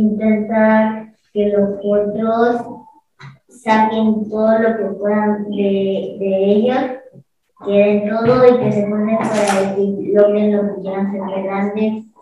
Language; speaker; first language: Spanish; native; Spanish